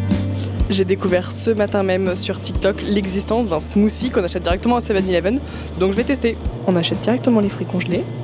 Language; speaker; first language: French; native; French